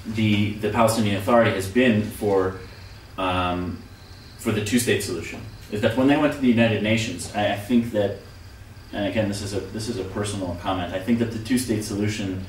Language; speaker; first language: English; native; English